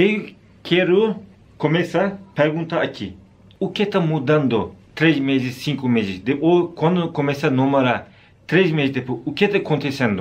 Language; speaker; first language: Portuguese; non-native, learner; Turkish